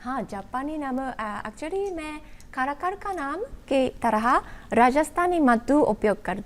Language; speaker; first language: Hindi; non-native, learner; Japanese